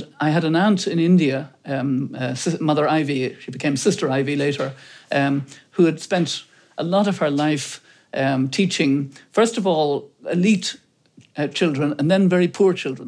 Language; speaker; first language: English; native; English